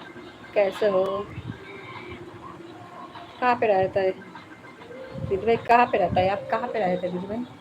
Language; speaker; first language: Hindi; non-native, local second language; Bangla